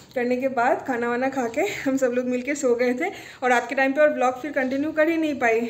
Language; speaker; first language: Hindi; non-native, local second language; Bangla